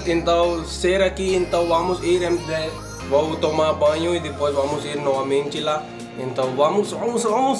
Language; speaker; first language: Portuguese; non-native, learner; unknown